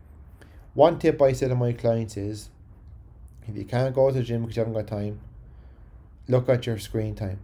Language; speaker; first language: English; native; English